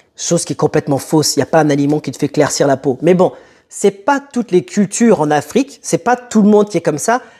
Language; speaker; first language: French; early bilingual, other home language; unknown